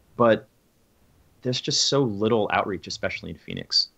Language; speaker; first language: English; native; English